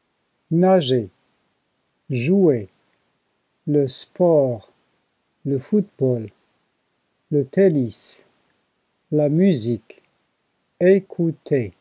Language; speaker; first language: French; non-native, learner; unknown